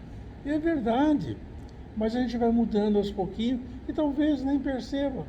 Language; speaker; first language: Portuguese; native; Portuguese